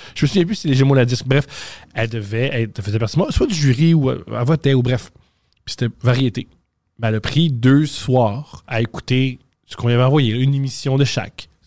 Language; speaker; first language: French; native; French